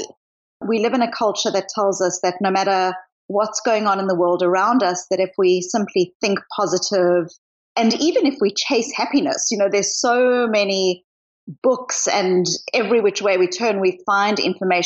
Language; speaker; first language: English; native; English